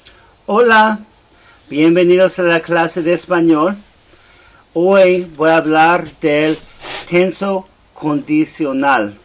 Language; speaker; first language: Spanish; non-native, learner; English